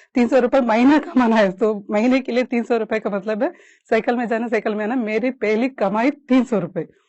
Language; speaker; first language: Hindi; non-native, local second language; Kannada